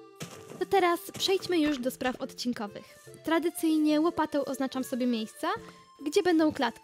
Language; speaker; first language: Polish; native; Polish